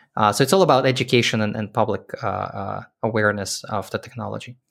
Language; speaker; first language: English; early bilingual, other home language; Russian